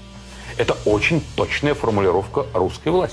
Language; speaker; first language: Russian; native; Russian